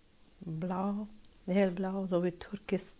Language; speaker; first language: German; non-native, learner; Russian